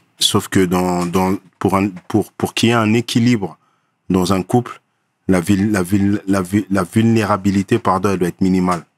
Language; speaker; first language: French; early bilingual, other home language; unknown